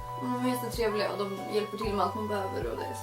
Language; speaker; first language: Swedish; native; Swedish